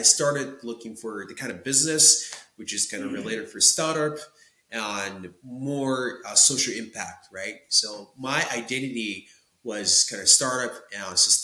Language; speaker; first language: English; non-native, fluent; Japanese